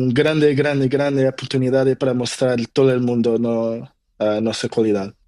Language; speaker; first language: Spanish; non-native, learner; Portuguese